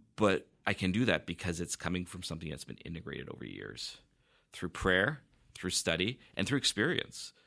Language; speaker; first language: English; native; English